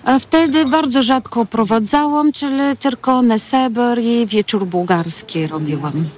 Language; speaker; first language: Polish; non-native, fluent; Bulgarian